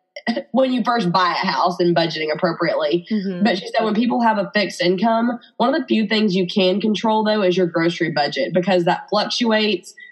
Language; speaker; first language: English; native; English